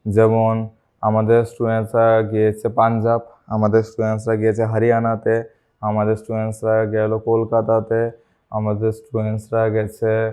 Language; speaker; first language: Bangla; native; Bangla